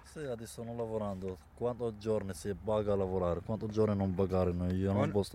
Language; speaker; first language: Italian; non-native, learner; Arabic